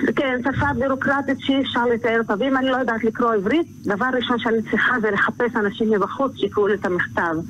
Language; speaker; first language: Hebrew; non-native, local second language; Arabic